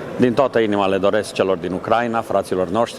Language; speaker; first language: Romanian; native; Romanian